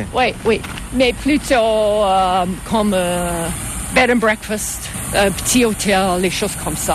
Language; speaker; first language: French; non-native, fluent; English